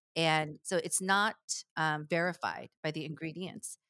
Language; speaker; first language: English; early bilingual, other home language; Korean